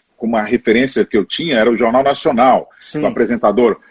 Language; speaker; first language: Portuguese; native; Portuguese